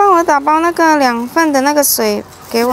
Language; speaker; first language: Chinese; non-native, fluent; Indonesian